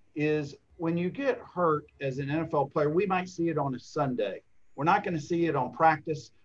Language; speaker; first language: English; native; English